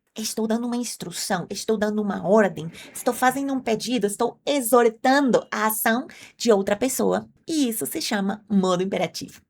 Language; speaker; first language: Portuguese; non-native, fluent; Spanish